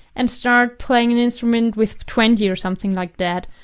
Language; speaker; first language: English; non-native, fluent; German